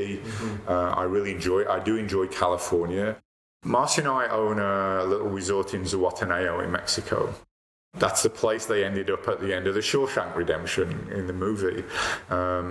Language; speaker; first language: English; native; English